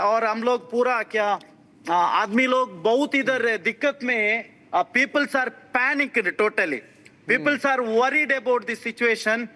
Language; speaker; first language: Hindi; non-native, local second language; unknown